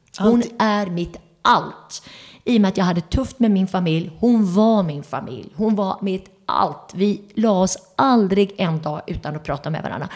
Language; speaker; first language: Swedish; early bilingual, other home language; Turoyo